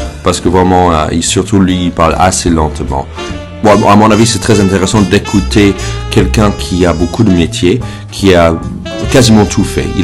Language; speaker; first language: French; non-native, fluent; English